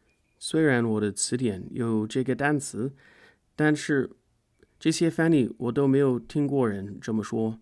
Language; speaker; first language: Chinese; non-native, fluent; English